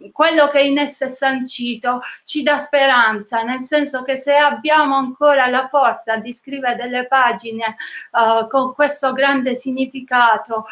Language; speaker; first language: Italian; native; Italian